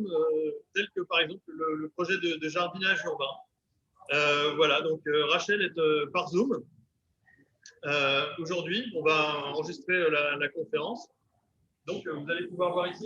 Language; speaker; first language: French; native; French